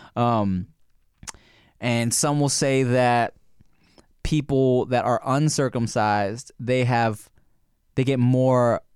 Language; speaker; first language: English; native; English